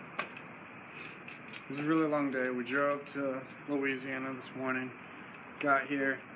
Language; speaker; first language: English; native; English